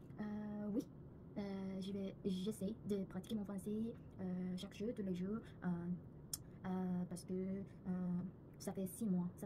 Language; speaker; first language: French; non-native, learner; Korean